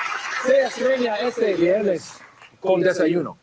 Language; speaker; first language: Spanish; non-native, learner; English